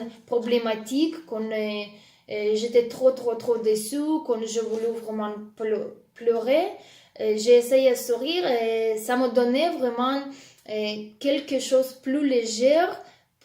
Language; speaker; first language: French; non-native, fluent; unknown